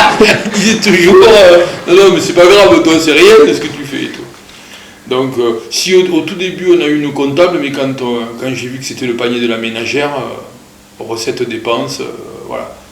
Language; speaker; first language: French; early bilingual, other home language; Portuguese